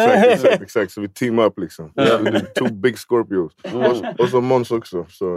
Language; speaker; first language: Swedish; native; Swedish